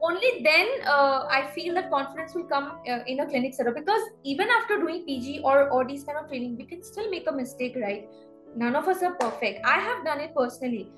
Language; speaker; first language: English; non-native, local second language; Assamese